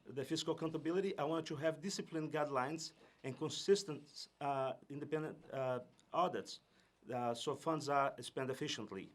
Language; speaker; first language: English; non-native, fluent; Portuguese